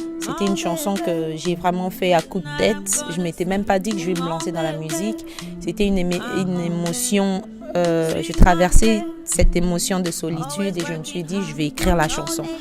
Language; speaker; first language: French; non-native, local second language; Lingala